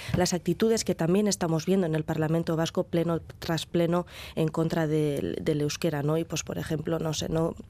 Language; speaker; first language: Spanish; non-native, local second language; Basque